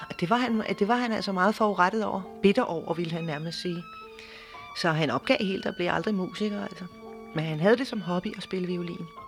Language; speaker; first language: Danish; early bilingual, other home language; English